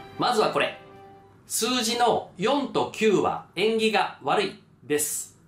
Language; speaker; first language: Japanese; native; Japanese